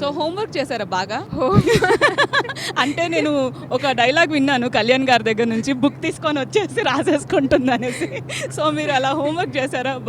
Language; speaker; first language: Telugu; native; Telugu